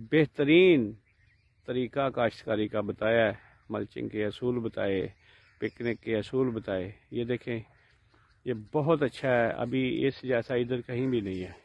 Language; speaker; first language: Urdu; non-native, local second language; Punjabi